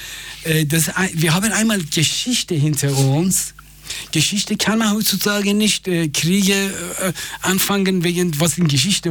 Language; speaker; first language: German; non-native, fluent; Persian